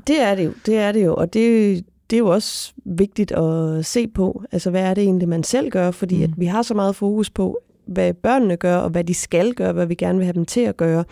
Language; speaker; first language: Danish; native; Danish